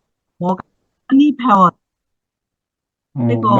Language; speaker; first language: Korean; non-native, learner; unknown